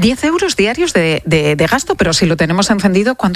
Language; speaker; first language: Spanish; native; Spanish